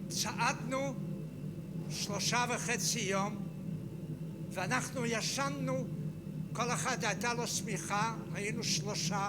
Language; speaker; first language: Hebrew; non-native, fluent; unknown